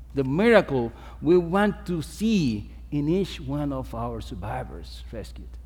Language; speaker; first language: English; non-native, fluent; Spanish